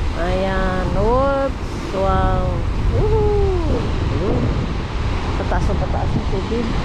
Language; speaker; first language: Filipino; native; Filipino